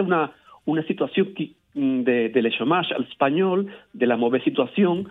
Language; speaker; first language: French; non-native, learner; Spanish